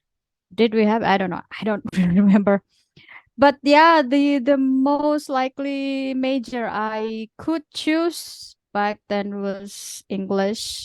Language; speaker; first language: English; non-native, fluent; Indonesian